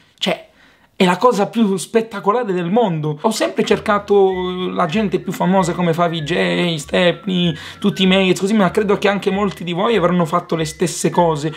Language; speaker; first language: Italian; native; Italian